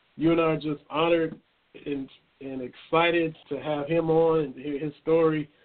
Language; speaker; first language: English; native; English